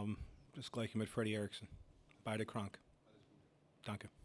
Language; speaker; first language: German; non-native, fluent; English